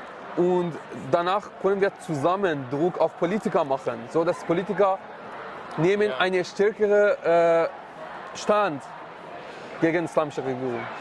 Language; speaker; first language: German; non-native, learner; Persian